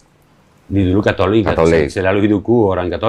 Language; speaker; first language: Indonesian; non-native, learner; Spanish